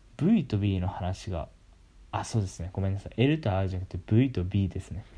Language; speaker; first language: Japanese; native; Japanese